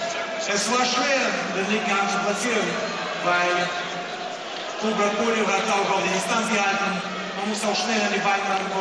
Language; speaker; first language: German; non-native, fluent; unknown